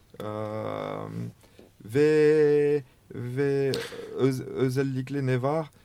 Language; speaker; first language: Turkish; non-native, learner; French